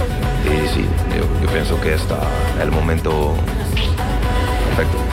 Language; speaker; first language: Spanish; non-native, learner; French